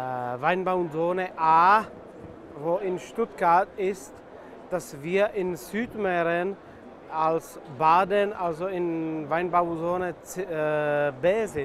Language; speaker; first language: German; non-native, fluent; Czech